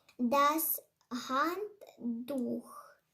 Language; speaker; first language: German; non-native, learner; Ukrainian